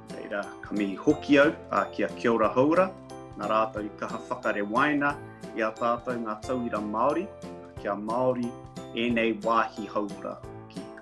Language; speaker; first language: Māori; non-native, local second language; English